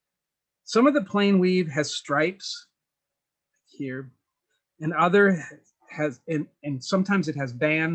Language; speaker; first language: English; native; English